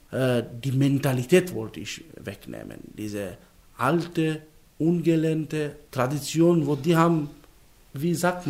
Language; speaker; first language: German; non-native, learner; Macedonian